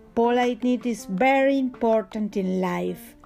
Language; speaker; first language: English; non-native, learner; Spanish